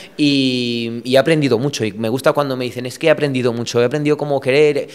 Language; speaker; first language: Spanish; early bilingual, other home language; Romanian